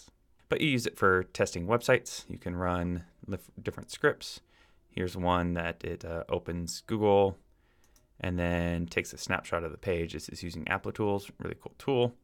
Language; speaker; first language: English; native; English